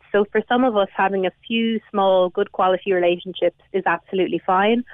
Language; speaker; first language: English; native; English